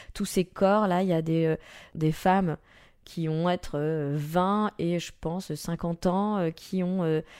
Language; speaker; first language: French; native; French